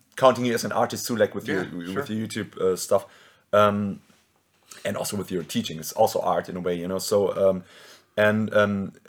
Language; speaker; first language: English; non-native, fluent; German